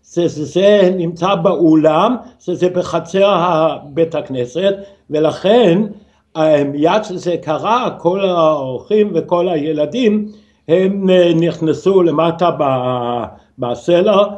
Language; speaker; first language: Hebrew; non-native, fluent; Danish